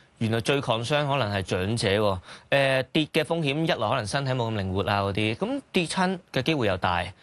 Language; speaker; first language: Cantonese; native; Cantonese